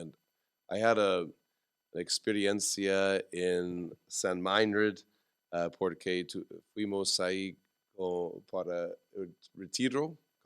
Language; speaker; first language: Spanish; non-native, learner; English